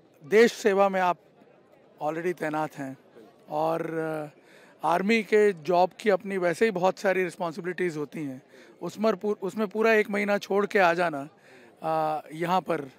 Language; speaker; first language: Hindi; native; Hindi